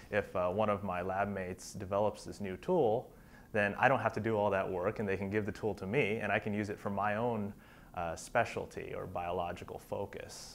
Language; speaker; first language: English; native; English